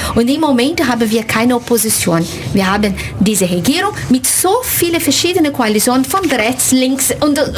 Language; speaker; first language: German; non-native, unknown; Portuguese